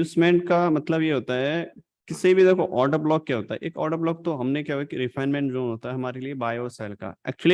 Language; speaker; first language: Hindi; native; Hindi